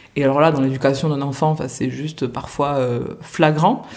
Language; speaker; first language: French; native; French